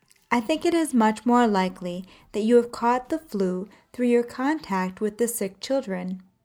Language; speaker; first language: English; native; English